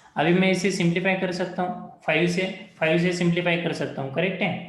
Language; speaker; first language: Hindi; non-native, local second language; Marathi